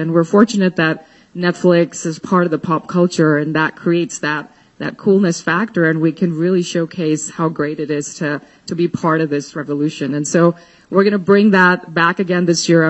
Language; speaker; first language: English; non-native, local second language; Hindi